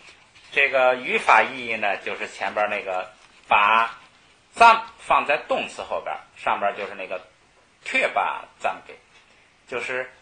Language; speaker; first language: Chinese; native; Chinese